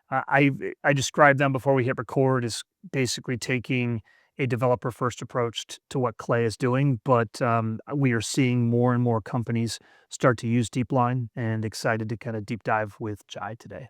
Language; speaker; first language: English; native; English